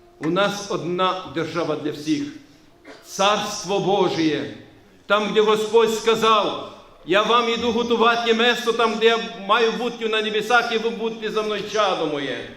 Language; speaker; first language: Ukrainian; non-native, local second language; Romanian